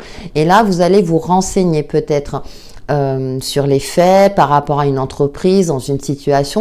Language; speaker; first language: French; native; French